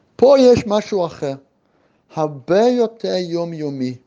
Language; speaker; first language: Hebrew; native; Hebrew